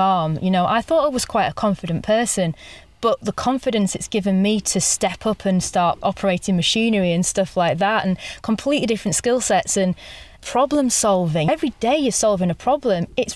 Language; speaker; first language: English; native; English